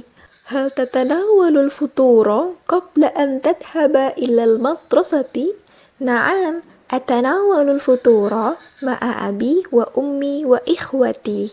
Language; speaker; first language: Arabic; non-native, learner; Indonesian